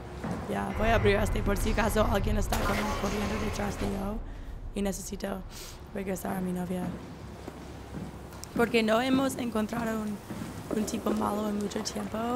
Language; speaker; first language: Spanish; non-native, learner; English